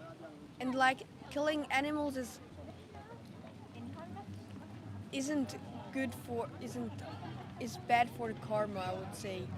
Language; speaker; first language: English; non-native, fluent; German